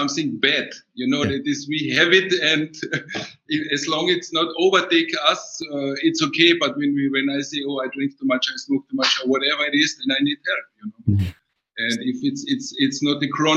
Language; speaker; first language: English; non-native, fluent; German